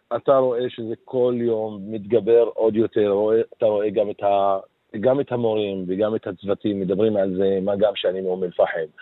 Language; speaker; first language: Hebrew; non-native, local second language; Arabic